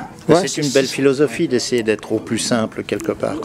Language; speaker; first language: French; native; French